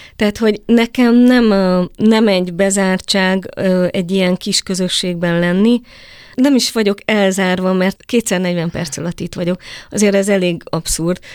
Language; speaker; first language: Hungarian; native; Hungarian